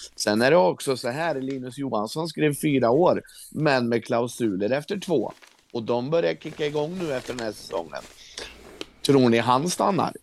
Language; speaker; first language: Swedish; native; Swedish